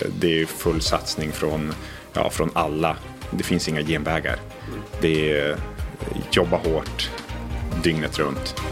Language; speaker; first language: Swedish; non-native, fluent; English